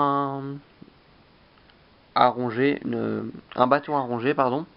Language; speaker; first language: French; native; French